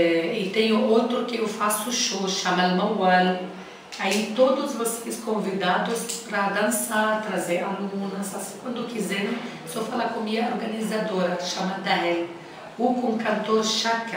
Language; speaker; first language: Portuguese; non-native, learner; Arabic